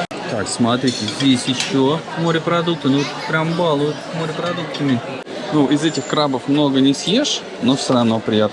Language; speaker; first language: Russian; native; Russian